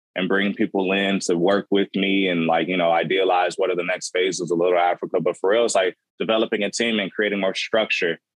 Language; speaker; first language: English; native; English